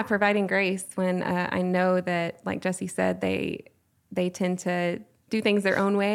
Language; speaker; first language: English; native; English